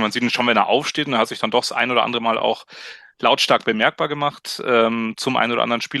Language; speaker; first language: German; native; German